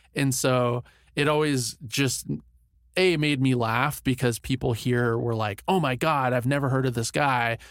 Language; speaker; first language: English; early bilingual, other home language; Ganda